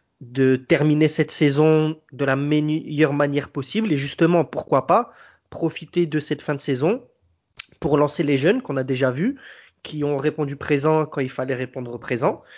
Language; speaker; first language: French; native; French